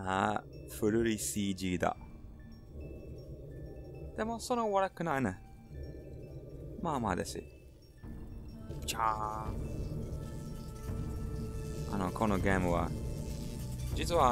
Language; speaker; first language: Japanese; non-native, learner; English